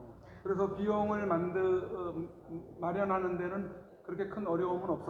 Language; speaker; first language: Korean; native; Korean